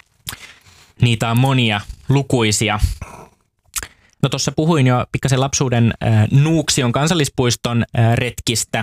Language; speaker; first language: Finnish; native; Finnish